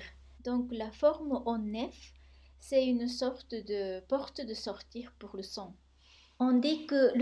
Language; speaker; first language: French; non-native, fluent; Japanese